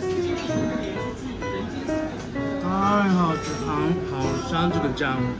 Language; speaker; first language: Chinese; non-native, learner; Japanese